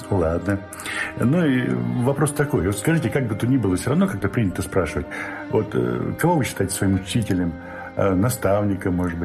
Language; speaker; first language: Russian; native; Russian